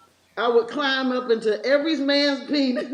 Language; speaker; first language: English; native; English